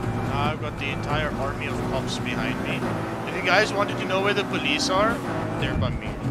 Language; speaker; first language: English; non-native, local second language; Afrikaans